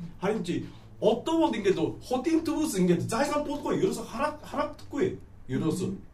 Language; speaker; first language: Mongolian; non-native, fluent; Japanese